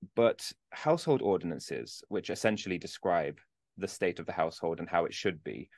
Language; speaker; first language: English; native; English